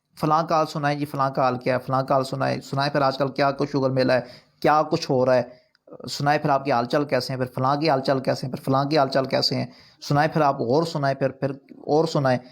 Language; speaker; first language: Urdu; non-native, local second language; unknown